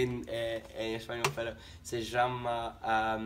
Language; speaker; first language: Spanish; non-native, learner; English